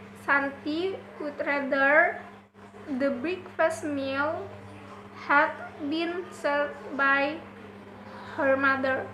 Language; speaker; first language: English; non-native, learner; Indonesian